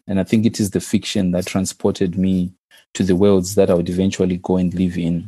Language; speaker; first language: English; non-native, local second language; Shona